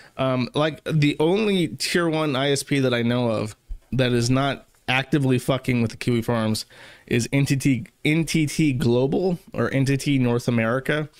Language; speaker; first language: English; native; English